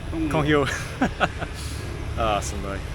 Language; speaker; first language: Vietnamese; non-native, learner; English